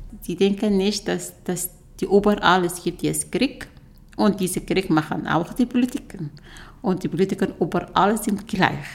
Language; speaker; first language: German; non-native, learner; Arabic